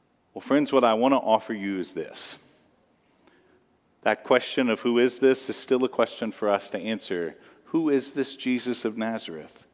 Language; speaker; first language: English; native; English